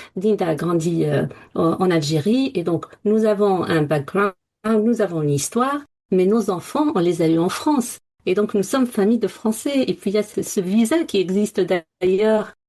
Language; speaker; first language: French; non-native, local second language; Arabic